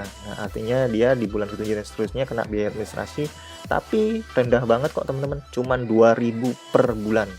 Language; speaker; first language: Indonesian; native; Indonesian